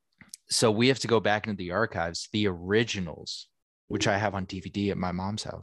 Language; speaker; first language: English; native; English